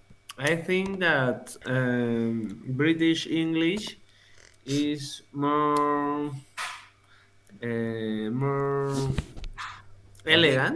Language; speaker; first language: English; non-native, learner; Spanish